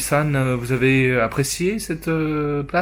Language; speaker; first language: French; native; French